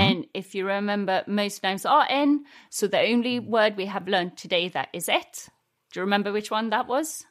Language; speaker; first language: English; non-native, fluent; Swedish